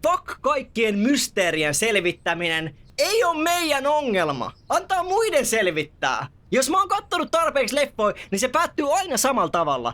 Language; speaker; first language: Finnish; native; Finnish